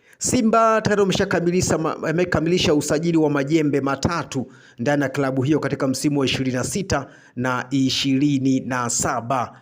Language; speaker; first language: Swahili; native; Swahili